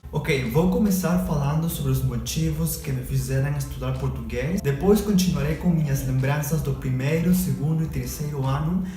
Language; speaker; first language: Portuguese; non-native, fluent; Spanish